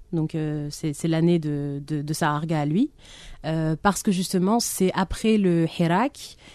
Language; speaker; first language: French; non-native, local second language; Arabic